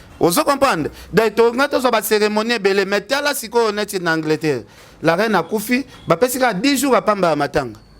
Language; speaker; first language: Lingala; native; Lingala